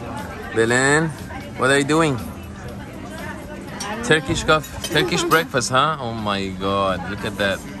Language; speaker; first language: English; non-native, fluent; Persian